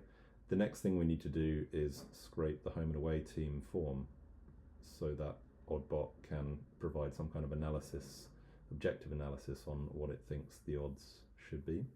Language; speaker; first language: English; native; English